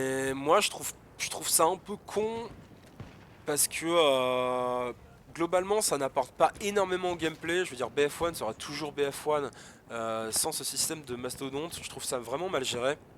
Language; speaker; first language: French; native; French